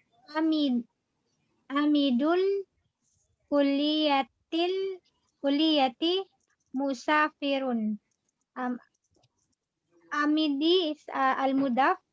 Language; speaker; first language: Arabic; non-native, learner; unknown